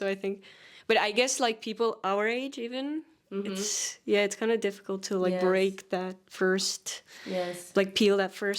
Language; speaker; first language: English; non-native, fluent; Spanish